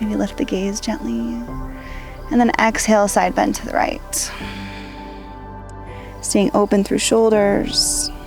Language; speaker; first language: English; native; English